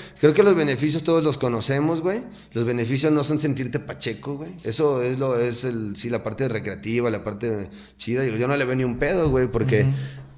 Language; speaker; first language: Spanish; native; Spanish